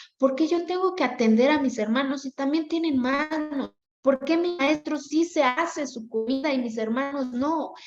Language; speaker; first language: Spanish; non-native, local second language; Zapotec